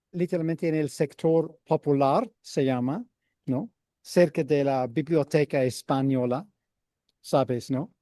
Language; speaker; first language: Spanish; non-native, fluent; English